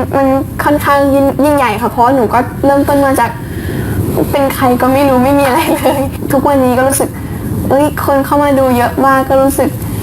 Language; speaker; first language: Thai; early bilingual, other home language; German